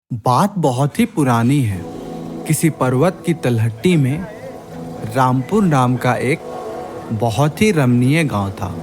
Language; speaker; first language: Hindi; native; Hindi